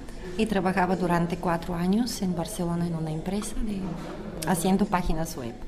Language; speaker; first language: Spanish; non-native, learner; Bulgarian